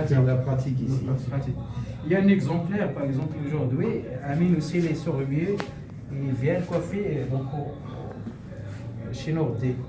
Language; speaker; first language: French; non-native, local second language; Arabic